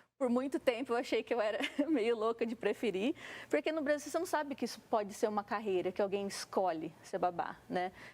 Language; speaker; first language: Portuguese; native; Portuguese